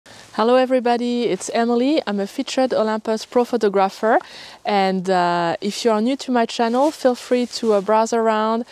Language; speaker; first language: English; non-native, fluent; French